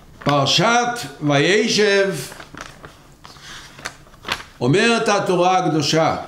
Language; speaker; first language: Hebrew; non-native, local second language; Yiddish